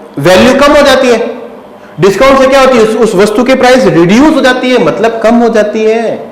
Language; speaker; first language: Hindi; native; Hindi